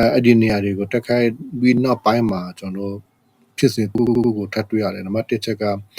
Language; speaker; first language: Burmese; non-native, local second language; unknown